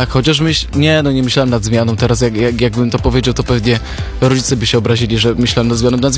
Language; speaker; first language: Polish; native; Polish